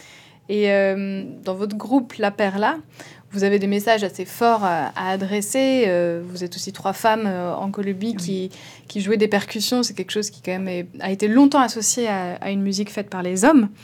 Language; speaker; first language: French; native; French